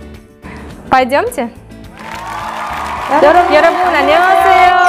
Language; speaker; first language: Russian; non-native, learner; Korean